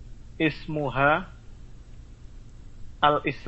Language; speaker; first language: Arabic; non-native, learner; Indonesian